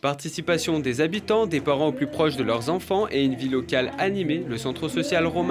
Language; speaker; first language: French; native; French